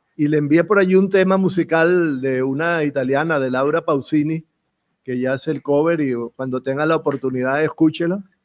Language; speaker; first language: Spanish; native; Spanish